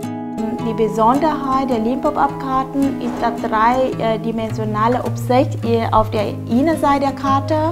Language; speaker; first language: German; non-native, fluent; Vietnamese